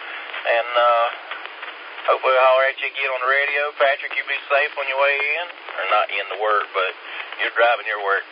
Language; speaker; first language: English; native; English